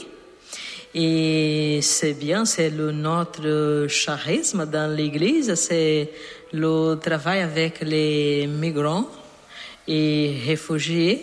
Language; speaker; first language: French; non-native, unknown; Portuguese